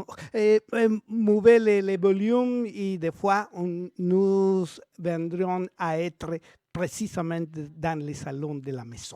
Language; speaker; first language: French; non-native, learner; Spanish